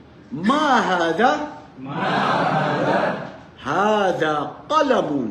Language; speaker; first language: Arabic; non-native, fluent; Filipino